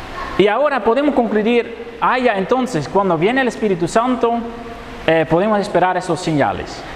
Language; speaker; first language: Spanish; non-native, fluent; Dutch